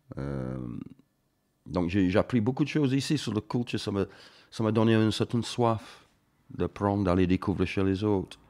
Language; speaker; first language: French; non-native, fluent; English